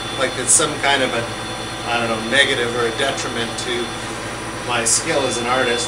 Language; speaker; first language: English; native; English